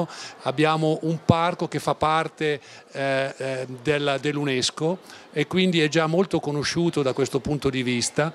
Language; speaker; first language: Italian; native; Italian